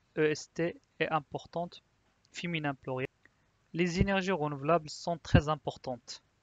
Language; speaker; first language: French; non-native, local second language; Arabic